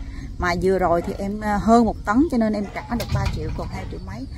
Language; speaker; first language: Vietnamese; native; Vietnamese